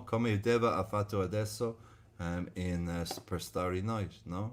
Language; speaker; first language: Italian; non-native, fluent; English